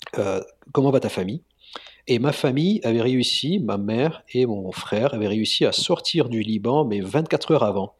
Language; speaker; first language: French; non-native, local second language; Arabic